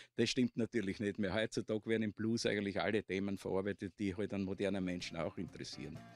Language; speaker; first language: German; native; German